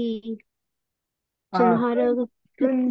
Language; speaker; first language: Korean; non-native, learner; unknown